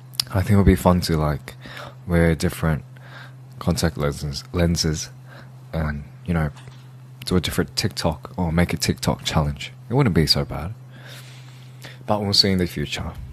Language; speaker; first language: English; early bilingual, other home language; Korean